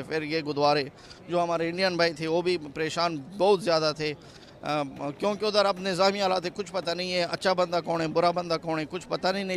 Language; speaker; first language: Hindi; non-native, fluent; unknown